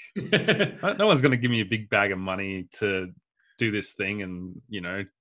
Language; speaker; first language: English; native; English